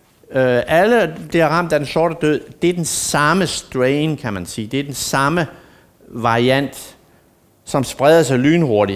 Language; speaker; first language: Danish; native; Danish